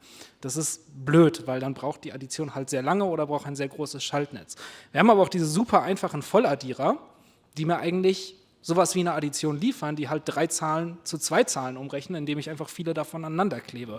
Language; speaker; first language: German; native; German